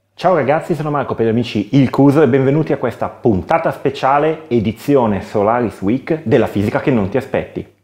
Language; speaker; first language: Italian; native; Italian